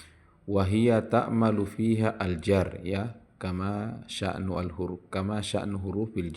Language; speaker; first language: Arabic; non-native, fluent; Indonesian